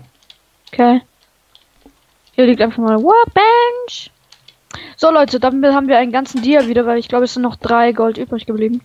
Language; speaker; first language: German; native; German